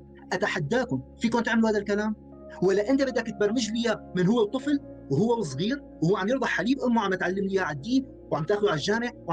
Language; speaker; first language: Arabic; native; Arabic